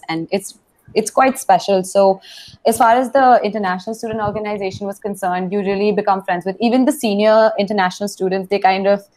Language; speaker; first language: English; non-native, local second language; Hindi